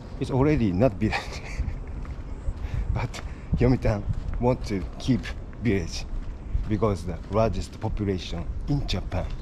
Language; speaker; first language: English; non-native, learner; Japanese